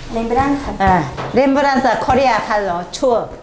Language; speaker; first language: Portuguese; non-native, learner; Korean